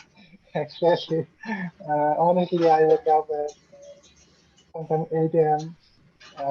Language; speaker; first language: English; non-native, learner; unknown